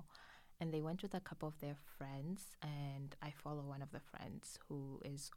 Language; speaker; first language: English; non-native, local second language; Swahili